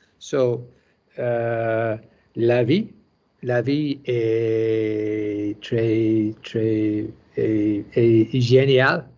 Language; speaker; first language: French; non-native, learner; English